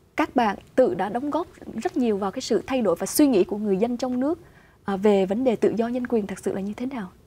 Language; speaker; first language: Vietnamese; early bilingual, heritage; Vietnamese